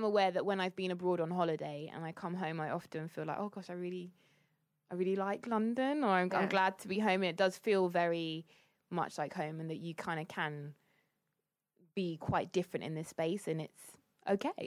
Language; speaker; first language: English; native; English